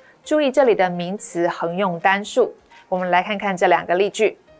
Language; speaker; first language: Chinese; native; Chinese